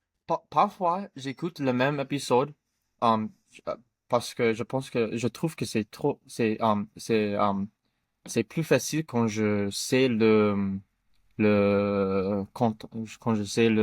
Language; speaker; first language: French; non-native, learner; English